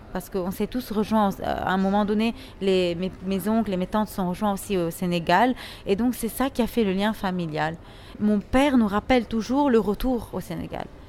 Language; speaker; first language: French; non-native, local second language; Arabic